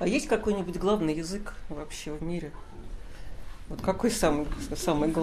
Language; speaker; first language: Russian; native; Russian